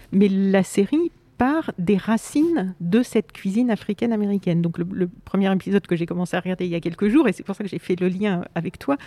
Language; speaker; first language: French; native; French